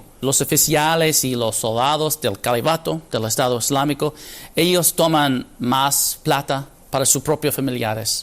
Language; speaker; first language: Spanish; non-native, fluent; English